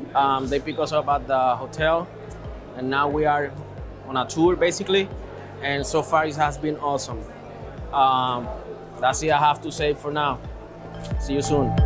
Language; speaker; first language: English; native; English